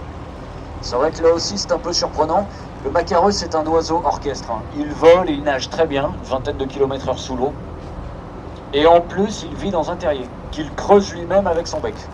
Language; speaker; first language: French; native; French